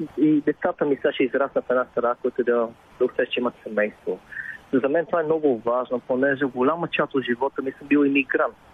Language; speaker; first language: Bulgarian; early bilingual, heritage; Bulgarian